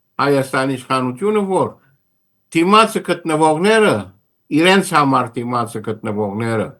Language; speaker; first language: Armenian; early bilingual, heritage; Armenian